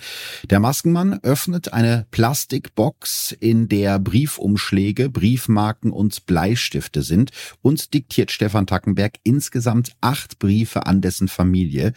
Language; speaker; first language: German; native; German